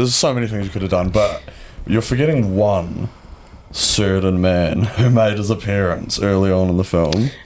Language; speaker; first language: English; native; English